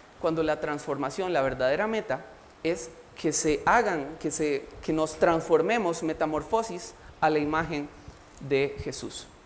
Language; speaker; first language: Spanish; native; Spanish